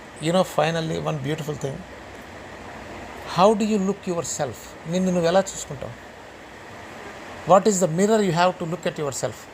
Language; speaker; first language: English; non-native, local second language; Telugu